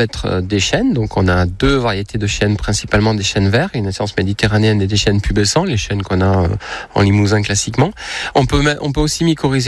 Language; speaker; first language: French; native; French